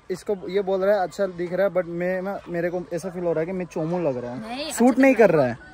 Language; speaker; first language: Hindi; non-native, local second language; Nepali